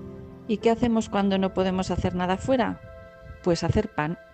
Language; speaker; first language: Spanish; native; Spanish